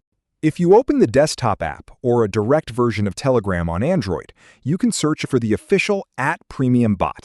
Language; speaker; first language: English; native; English